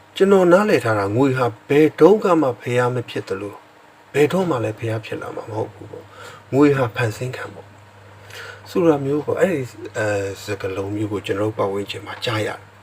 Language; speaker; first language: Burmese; non-native, local second language; S'gaw Karen